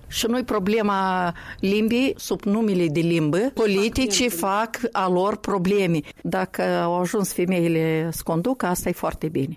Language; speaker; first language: Romanian; non-native, fluent; Russian